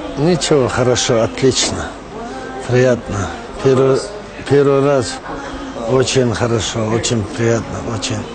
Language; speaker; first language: Russian; non-native, local second language; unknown